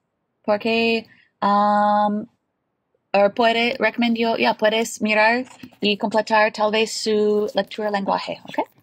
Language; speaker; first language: Spanish; non-native, fluent; English